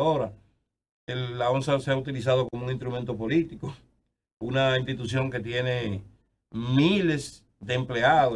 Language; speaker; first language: Spanish; native; Spanish